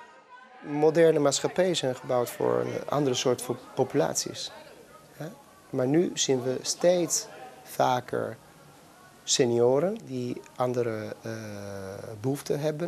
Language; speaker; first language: Dutch; non-native, fluent; Italian